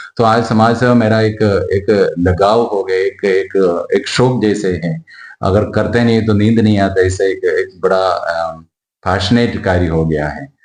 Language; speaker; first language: Hindi; non-native, local second language; Malayalam